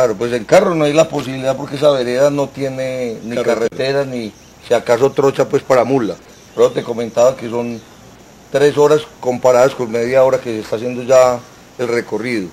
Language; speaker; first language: Spanish; native; Spanish